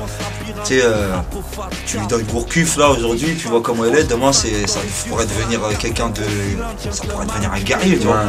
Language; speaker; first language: French; early bilingual, other home language; Arabic